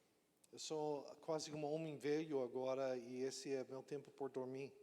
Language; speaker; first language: Portuguese; non-native, learner; English